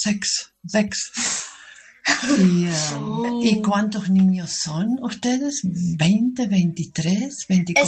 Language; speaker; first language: Spanish; non-native, fluent; German